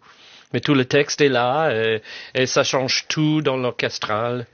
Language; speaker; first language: French; non-native, fluent; English